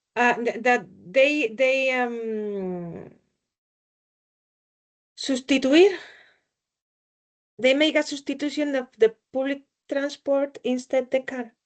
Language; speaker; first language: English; non-native, learner; Spanish